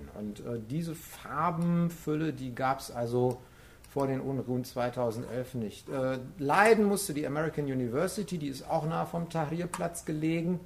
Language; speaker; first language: German; native; German